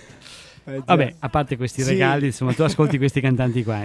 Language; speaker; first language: Italian; native; Italian